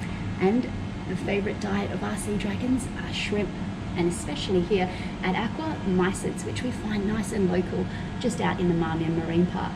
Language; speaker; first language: English; native; English